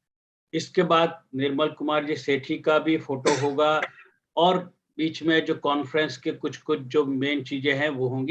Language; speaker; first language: Hindi; native; Hindi